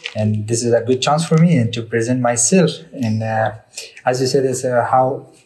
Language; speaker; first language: English; non-native, learner; Persian